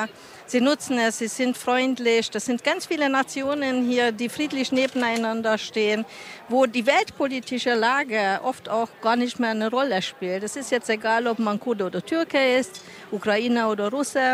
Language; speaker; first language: German; non-native, fluent; Hungarian